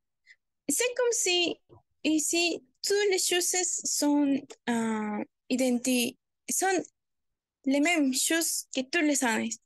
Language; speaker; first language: French; non-native, learner; Spanish